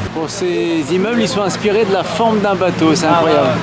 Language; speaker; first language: French; native; French